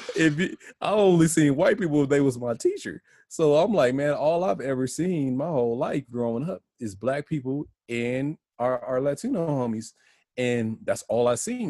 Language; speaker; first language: English; native; English